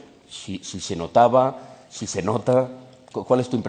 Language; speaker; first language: Spanish; native; Spanish